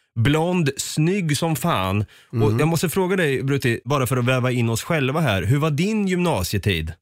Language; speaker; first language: Swedish; native; Swedish